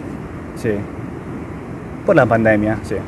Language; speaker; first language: Spanish; non-native, learner; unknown